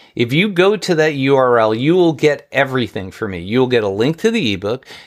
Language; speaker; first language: English; native; English